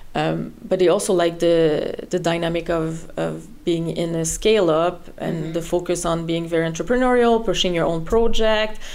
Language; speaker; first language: English; non-native, fluent; French